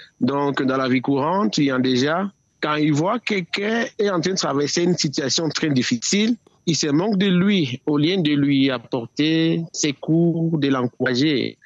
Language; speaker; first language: French; non-native, local second language; Nande